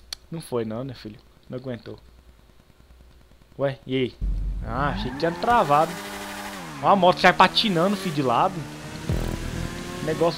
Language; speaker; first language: Portuguese; native; Portuguese